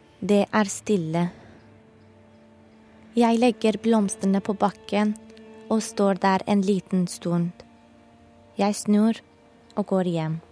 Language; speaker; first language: Norwegian; non-native, fluent; Persian